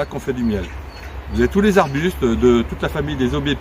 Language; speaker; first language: French; native; French